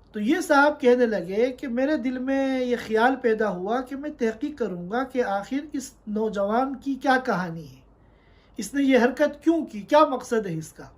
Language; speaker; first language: Urdu; native; Urdu